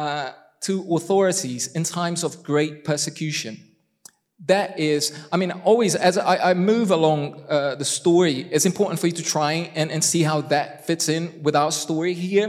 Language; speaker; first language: English; non-native, fluent; Portuguese